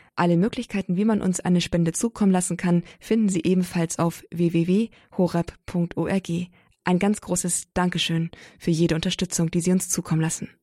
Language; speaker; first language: German; native; German